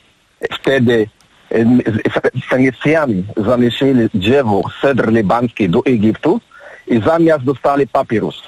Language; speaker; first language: Polish; non-native, learner; Arabic